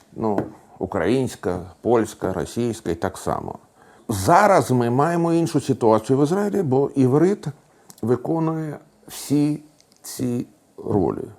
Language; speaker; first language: Ukrainian; non-native, local second language; Russian